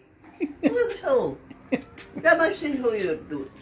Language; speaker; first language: Dutch; non-native, local second language; Sranan Tongo